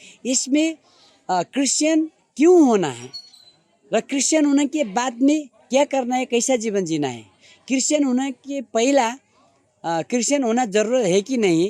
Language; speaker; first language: Hindi; non-native, learner; Nepali